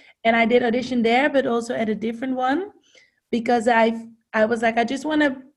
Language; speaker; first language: English; non-native, fluent; Dutch